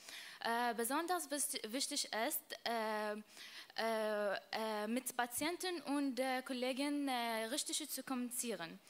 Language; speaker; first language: German; non-native, learner; Arabic